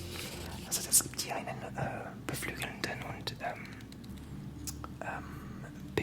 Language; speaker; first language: German; non-native, fluent; French